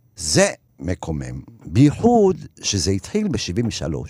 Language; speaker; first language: Hebrew; early bilingual, other home language; Arabic